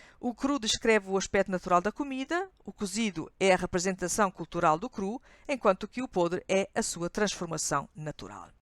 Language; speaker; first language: Portuguese; native; Portuguese